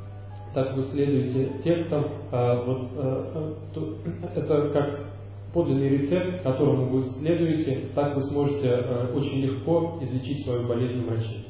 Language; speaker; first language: Russian; native; Russian